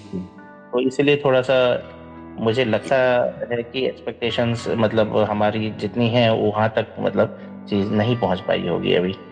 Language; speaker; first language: Hindi; early bilingual, other home language; Nepali